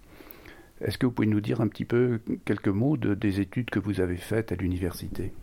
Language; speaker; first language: French; native; French